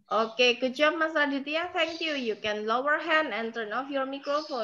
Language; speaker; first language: English; non-native, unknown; Indonesian